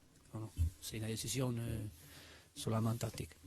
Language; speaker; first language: French; non-native, learner; Spanish